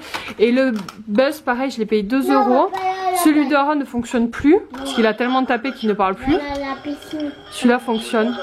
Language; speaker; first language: French; native; French